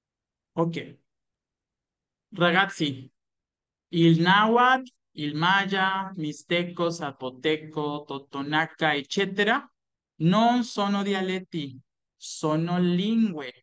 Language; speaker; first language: Italian; non-native, fluent; Spanish